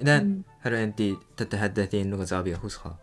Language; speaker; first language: Arabic; non-native, learner; Japanese